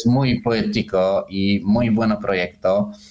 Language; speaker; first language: Spanish; non-native, learner; Polish